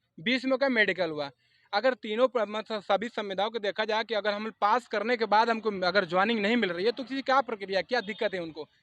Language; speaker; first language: Hindi; non-native, local second language; Assamese